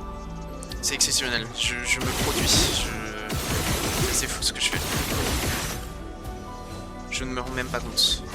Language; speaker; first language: French; native; French